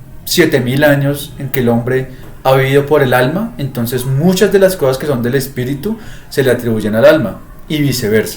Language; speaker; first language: Spanish; native; Spanish